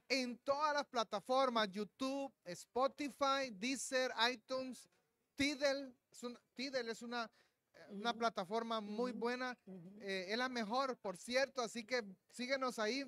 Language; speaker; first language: Spanish; native; Spanish